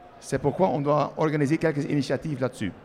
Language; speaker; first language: French; non-native, learner; Dutch